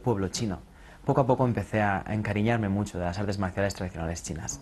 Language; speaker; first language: Spanish; native; Spanish